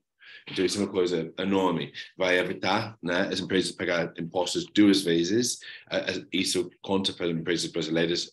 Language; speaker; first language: Portuguese; non-native, fluent; English